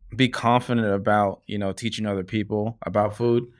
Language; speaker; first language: English; native; English